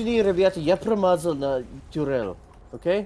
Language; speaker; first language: Russian; non-native, learner; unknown